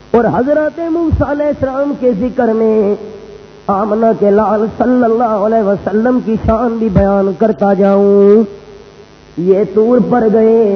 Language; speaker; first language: Urdu; non-native, local second language; Punjabi